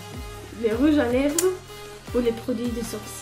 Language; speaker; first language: French; non-native, learner; Romanian